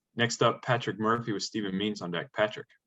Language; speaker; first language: English; native; English